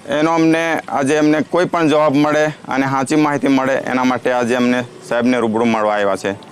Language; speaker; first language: Gujarati; non-native, local second language; Bhili